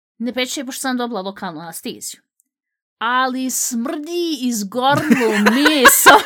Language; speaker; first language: Bosnian; native; Bosnian